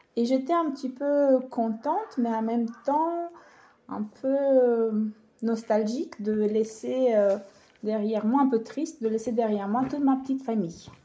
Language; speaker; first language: French; non-native, fluent; Romanian